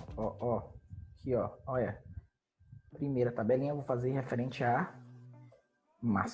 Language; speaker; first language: Portuguese; native; Portuguese